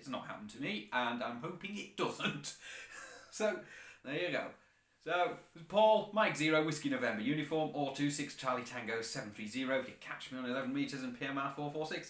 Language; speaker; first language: English; native; English